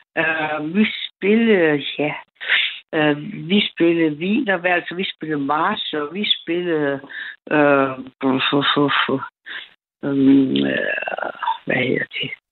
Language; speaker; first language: Danish; native; Danish